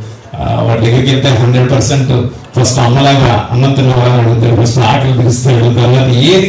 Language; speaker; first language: Telugu; native; Telugu